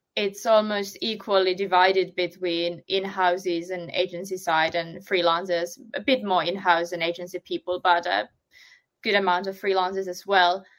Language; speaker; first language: English; non-native, fluent; Finnish